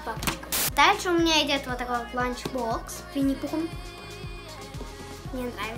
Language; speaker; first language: Russian; early bilingual, heritage; Russian